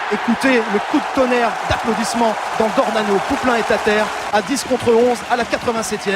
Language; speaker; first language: French; native; French